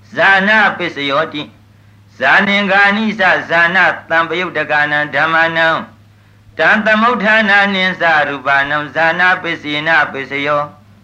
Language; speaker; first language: Burmese; native; Burmese